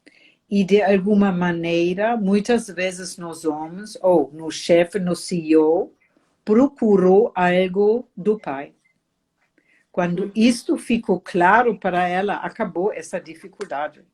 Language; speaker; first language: Portuguese; non-native, fluent; German